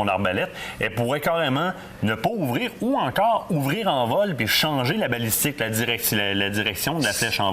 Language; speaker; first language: French; native; French